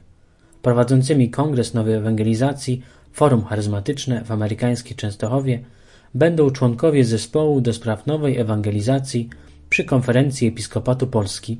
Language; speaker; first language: Polish; native; Polish